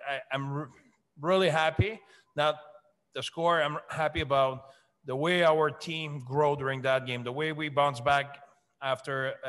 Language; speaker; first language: English; non-native, fluent; French